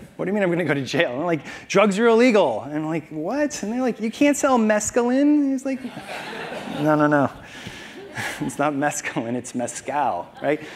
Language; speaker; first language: English; native; English